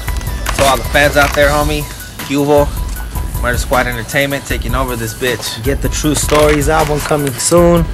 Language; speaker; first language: English; native; English